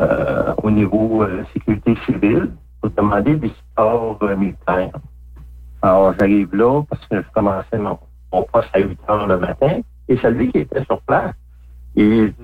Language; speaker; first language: French; native; French